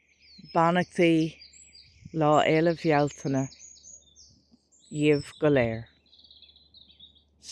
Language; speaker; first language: Irish; non-native, local second language; English